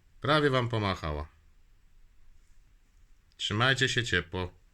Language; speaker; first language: Polish; native; Polish